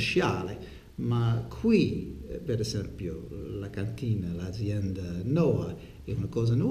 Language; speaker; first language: Italian; non-native, learner; English